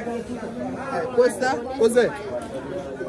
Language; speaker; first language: Italian; non-native, learner; Swahili